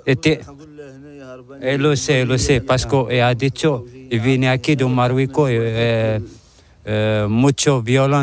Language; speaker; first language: Spanish; non-native, learner; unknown